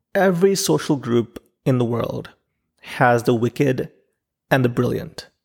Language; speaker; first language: English; non-native, local second language; Urdu